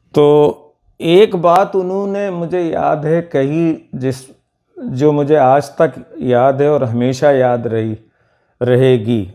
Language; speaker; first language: Urdu; native; Urdu